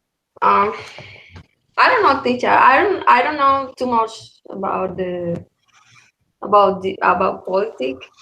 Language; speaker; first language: English; non-native, learner; Spanish